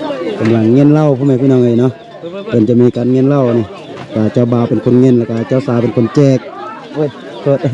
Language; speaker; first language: Thai; non-native, local second language; Lao